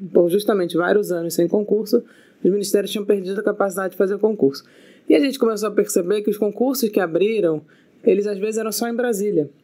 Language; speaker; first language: Portuguese; native; Portuguese